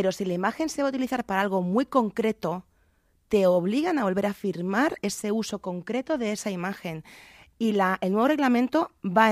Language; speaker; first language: Spanish; native; Spanish